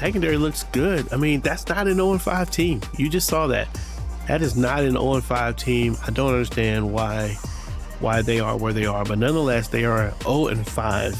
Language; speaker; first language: English; native; English